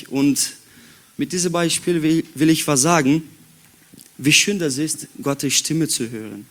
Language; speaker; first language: German; non-native, learner; Portuguese